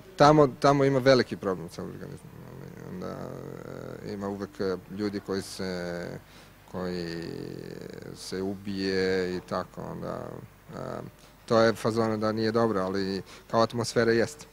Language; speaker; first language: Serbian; non-native, learner; Italian